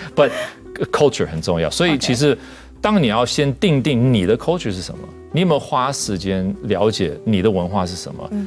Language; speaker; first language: Chinese; non-native, fluent; English